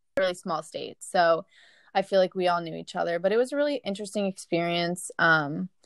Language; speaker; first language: English; native; English